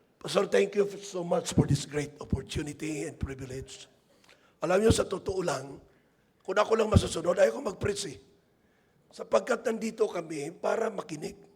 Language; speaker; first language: Filipino; non-native, local second language; Hiligaynon